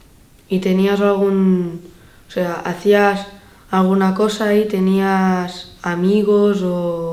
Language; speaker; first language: Spanish; non-native, local second language; Catalan